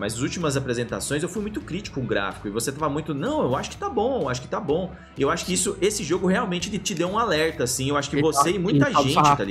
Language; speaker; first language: Portuguese; native; Portuguese